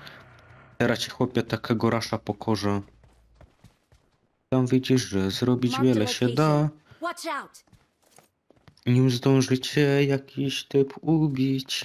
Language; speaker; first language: Polish; native; Polish